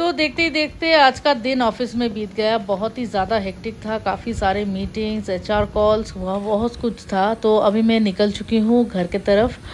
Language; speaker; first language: Hindi; non-native, local second language; Bangla